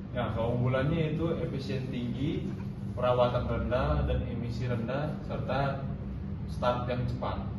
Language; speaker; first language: Indonesian; native; Indonesian